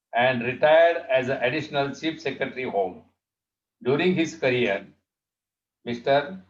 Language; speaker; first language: English; non-native, local second language; Marathi